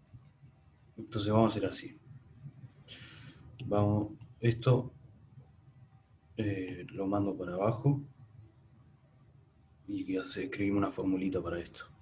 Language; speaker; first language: Spanish; native; Spanish